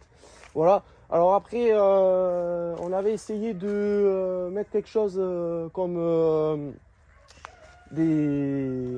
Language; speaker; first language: French; native; French